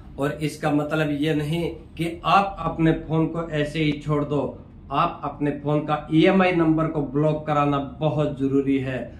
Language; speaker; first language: Hindi; native; Hindi